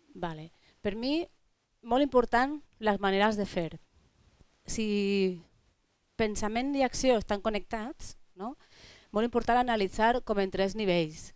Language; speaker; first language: Catalan; non-native, local second language; Spanish